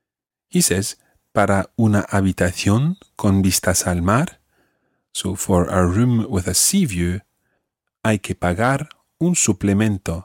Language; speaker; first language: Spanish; non-native, fluent; English